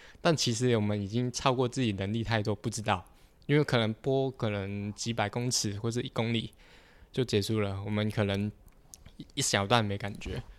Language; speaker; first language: Chinese; non-native, local second language; Cantonese